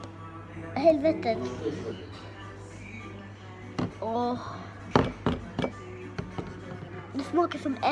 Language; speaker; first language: Swedish; early bilingual, other home language; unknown